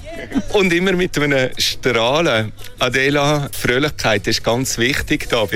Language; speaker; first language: German; native; German